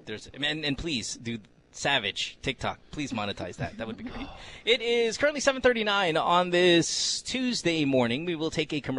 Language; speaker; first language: English; non-native, local second language; Filipino